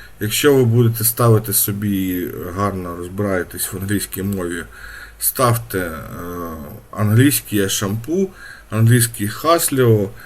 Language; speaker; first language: Ukrainian; non-native, local second language; Russian